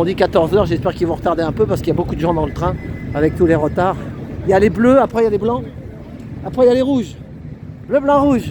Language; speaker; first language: French; native; French